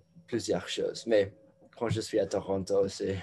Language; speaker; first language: French; non-native, learner; English